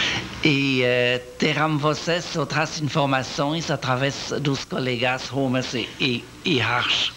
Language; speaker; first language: Portuguese; non-native, learner; French